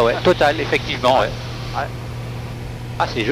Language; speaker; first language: French; native; French